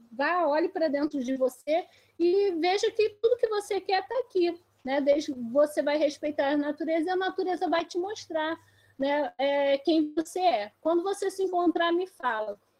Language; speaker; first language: Portuguese; native; Portuguese